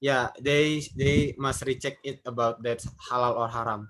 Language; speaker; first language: English; non-native, learner; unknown